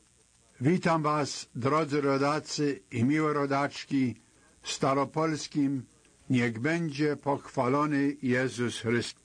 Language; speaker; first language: Polish; native; Polish